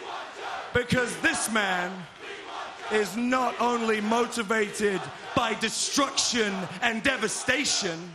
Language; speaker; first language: English; native; English